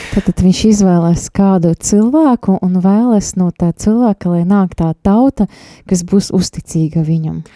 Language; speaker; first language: Latvian; non-native, local second language; Russian